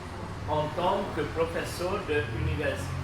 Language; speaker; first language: French; non-native, learner; Hungarian